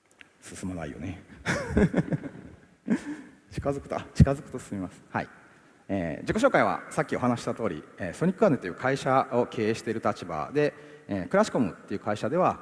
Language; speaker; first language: Japanese; native; Japanese